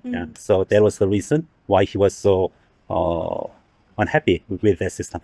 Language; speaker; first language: English; non-native, learner; Korean